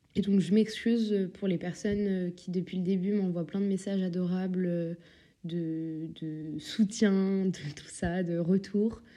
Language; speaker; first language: French; native; French